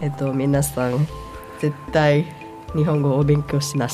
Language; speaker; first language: Japanese; non-native, fluent; Vietnamese